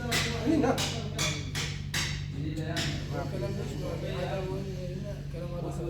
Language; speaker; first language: Arabic; non-native, learner; Filipino